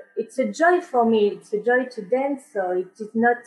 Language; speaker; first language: English; non-native, learner; French